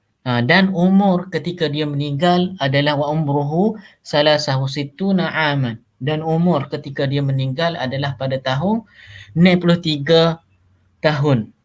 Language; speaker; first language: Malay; native; Malay